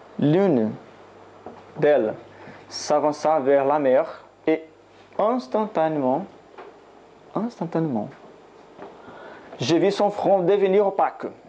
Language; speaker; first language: French; non-native, learner; Portuguese